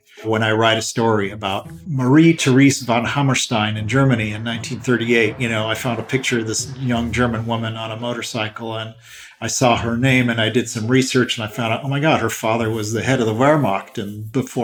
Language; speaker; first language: English; native; English